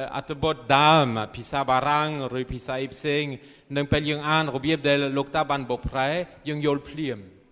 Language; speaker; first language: Khmer; non-native, fluent; French